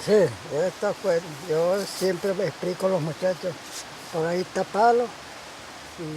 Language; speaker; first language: Spanish; non-native, local second language; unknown